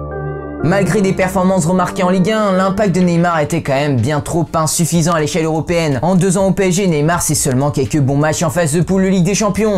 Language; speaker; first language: French; native; French